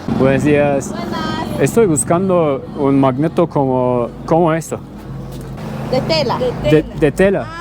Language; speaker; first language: Spanish; non-native, learner; Turkish